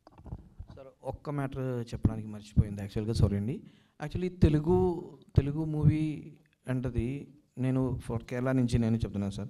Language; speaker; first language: Telugu; non-native, learner; Malayalam